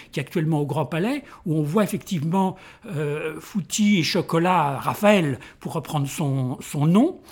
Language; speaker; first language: French; native; French